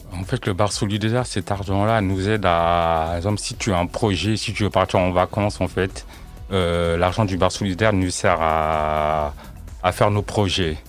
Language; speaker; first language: French; native; French